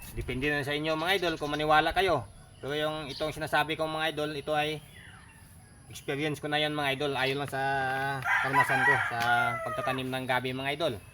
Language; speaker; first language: Filipino; non-native, local second language; Cebuano